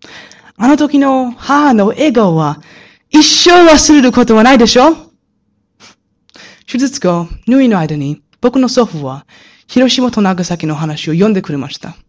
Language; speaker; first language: Japanese; non-native, learner; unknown